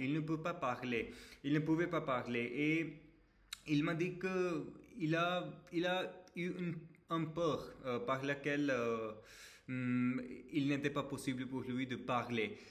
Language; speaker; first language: French; non-native, fluent; Hindi